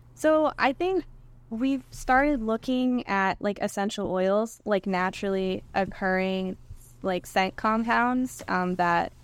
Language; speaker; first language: English; native; English